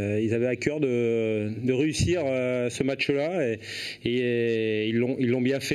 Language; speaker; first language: French; native; French